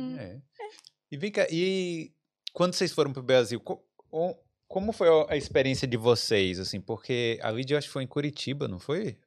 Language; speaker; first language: Portuguese; native; Portuguese